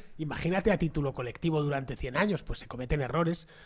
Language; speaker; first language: Spanish; native; Spanish